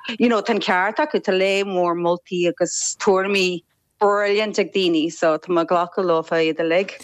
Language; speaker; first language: Irish; native; Irish